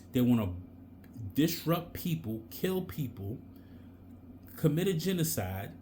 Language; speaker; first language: English; native; English